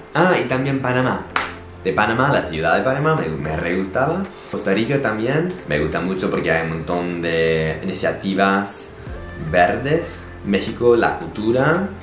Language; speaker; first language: Spanish; non-native, fluent; English